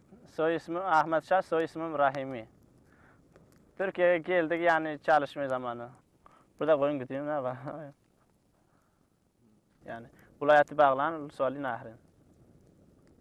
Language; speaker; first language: Turkish; non-native, learner; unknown